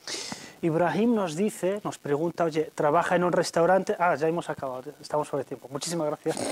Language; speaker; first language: Spanish; native; Spanish